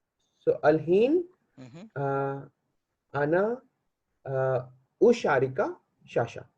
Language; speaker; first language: Arabic; non-native, learner; Hindi